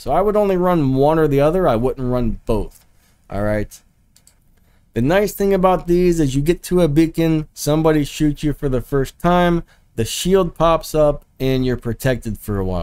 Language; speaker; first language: English; native; English